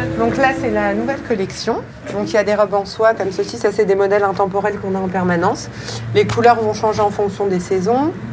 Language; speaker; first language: French; native; French